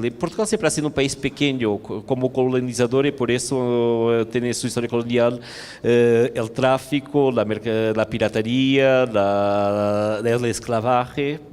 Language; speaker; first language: Spanish; non-native, fluent; Portuguese